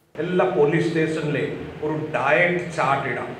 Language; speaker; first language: Malayalam; non-native, learner; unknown